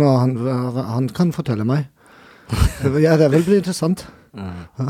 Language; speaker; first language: Norwegian; non-native, learner; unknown